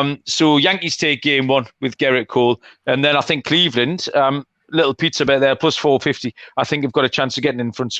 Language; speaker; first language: English; native; English